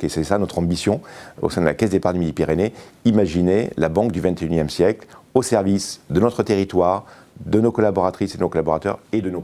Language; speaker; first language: French; native; French